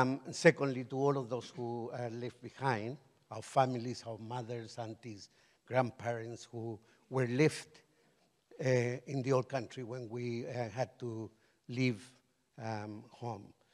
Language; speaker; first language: English; non-native, fluent; Spanish